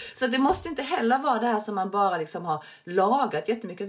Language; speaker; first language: Swedish; early bilingual, other home language; Korean